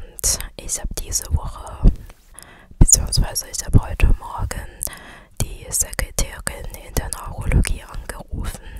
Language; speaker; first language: German; non-native, fluent; Chinese